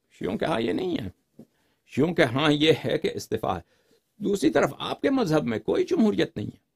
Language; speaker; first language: Urdu; non-native, fluent; Persian